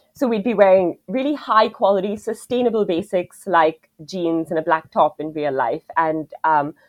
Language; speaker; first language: English; non-native, local second language; Hindi